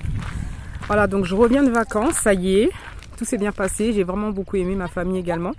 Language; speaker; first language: French; native; French